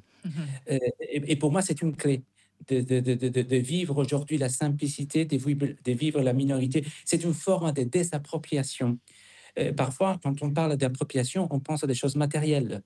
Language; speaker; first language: French; non-native, fluent; Spanish